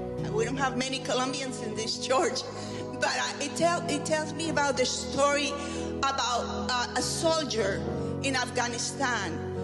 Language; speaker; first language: English; non-native, fluent; Spanish